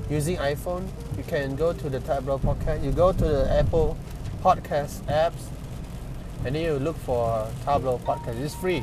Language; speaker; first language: English; non-native, local second language; Malay